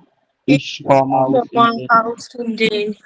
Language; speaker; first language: German; non-native, learner; Marathi